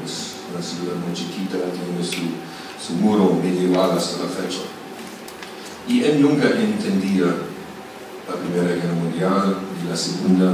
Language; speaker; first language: Spanish; non-native, fluent; German